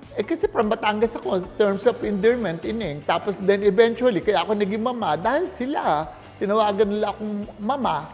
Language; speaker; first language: Filipino; native; Filipino